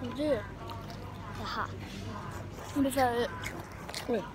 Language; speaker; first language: Swedish; early bilingual, other home language; Thai